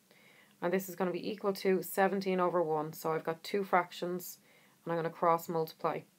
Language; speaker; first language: English; native; English